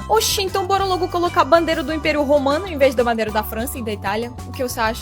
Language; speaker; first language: Portuguese; non-native, fluent; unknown